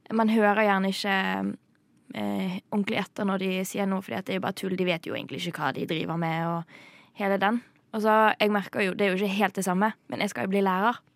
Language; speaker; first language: Norwegian; native; Norwegian